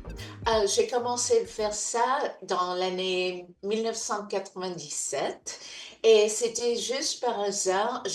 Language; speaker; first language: French; non-native, fluent; English